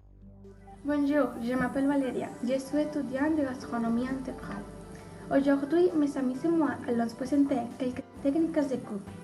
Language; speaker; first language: French; non-native, learner; Spanish